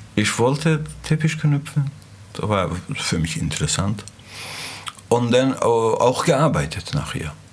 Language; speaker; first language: German; non-native, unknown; Azerbaijani